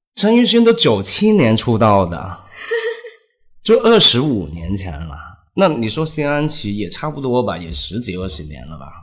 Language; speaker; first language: Chinese; non-native, local second language; Cantonese